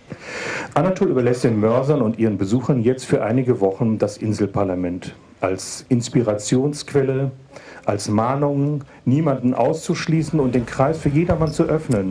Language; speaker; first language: German; native; German